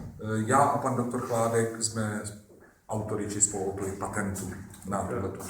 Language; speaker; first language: Czech; native; Czech